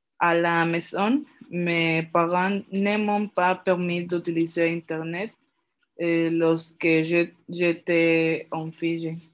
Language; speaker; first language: French; non-native, learner; Spanish